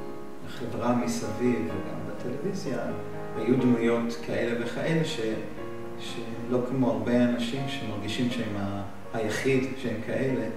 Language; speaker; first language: Hebrew; non-native, fluent; English